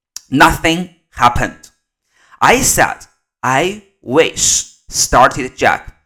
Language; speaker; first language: English; non-native, fluent; Chinese